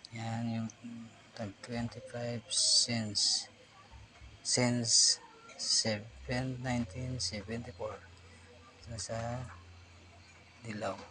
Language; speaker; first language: Filipino; non-native, local second language; Cebuano